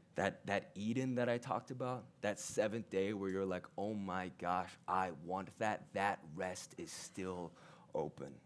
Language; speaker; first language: English; early bilingual, other home language; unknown